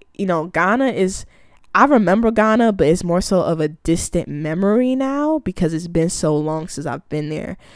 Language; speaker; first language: English; early bilingual, other home language; Akan